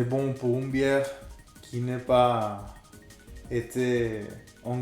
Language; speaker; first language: French; non-native, fluent; Spanish